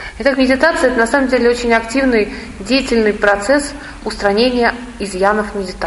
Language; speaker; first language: Russian; native; Russian